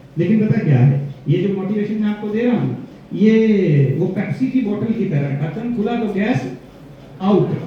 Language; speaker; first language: Hindi; non-native, local second language; Gujarati